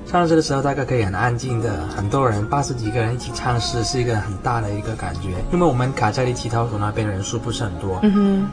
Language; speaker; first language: Chinese; non-native, local second language; Cantonese